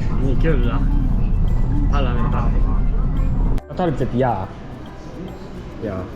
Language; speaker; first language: Finnish; non-native, learner; Japanese